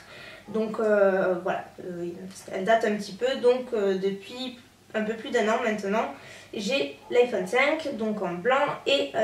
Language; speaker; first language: French; native; French